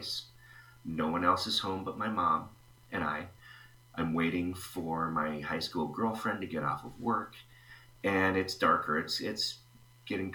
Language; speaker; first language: English; native; English